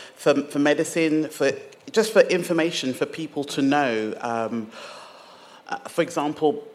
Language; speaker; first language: English; native; English